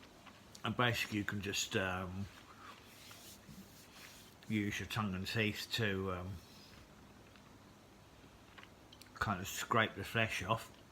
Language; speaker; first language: English; native; English